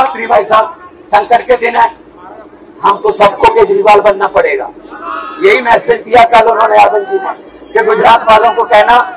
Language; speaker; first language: Hindi; non-native, local second language; Punjabi